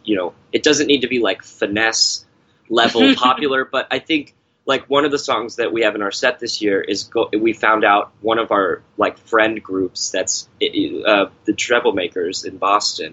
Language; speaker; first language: English; native; English